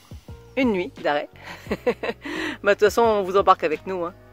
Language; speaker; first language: French; native; French